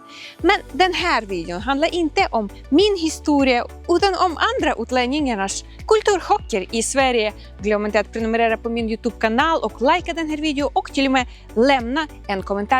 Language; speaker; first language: Swedish; non-native, fluent; Ukrainian